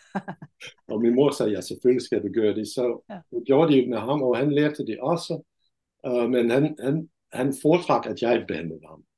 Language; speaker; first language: Danish; non-native, fluent; Dutch